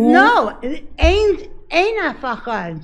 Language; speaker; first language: Hebrew; non-native, learner; English